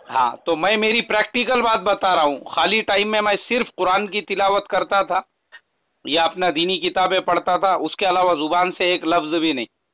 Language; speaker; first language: Hindi; non-native, local second language; Urdu